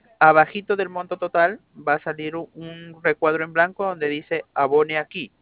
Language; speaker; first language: Spanish; native; Spanish